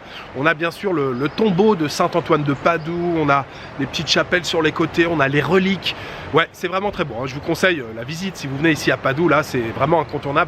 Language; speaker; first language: French; native; French